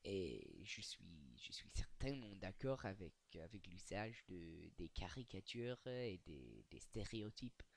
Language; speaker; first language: French; non-native, learner; English